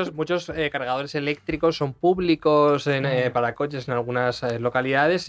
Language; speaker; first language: Spanish; native; Spanish